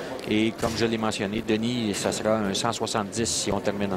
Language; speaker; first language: French; native; French